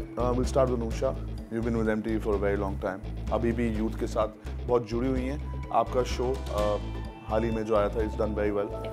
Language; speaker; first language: Hindi; native; Hindi